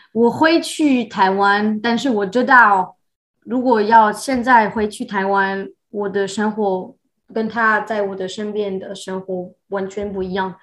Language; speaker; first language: Chinese; non-native, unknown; French